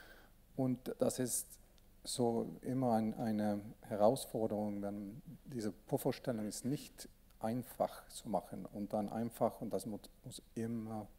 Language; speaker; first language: German; non-native, learner; Swedish